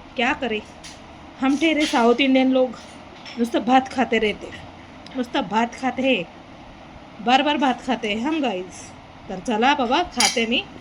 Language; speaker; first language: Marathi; non-native, local second language; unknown